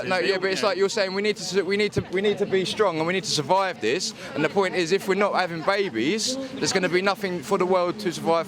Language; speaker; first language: English; native; English